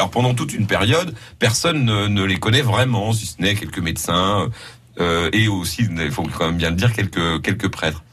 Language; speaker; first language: French; native; French